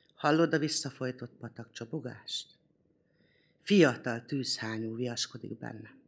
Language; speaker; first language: Hungarian; non-native, local second language; Romany